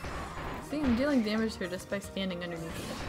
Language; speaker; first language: English; native; English